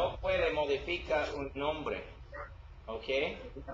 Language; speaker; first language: Spanish; non-native, learner; English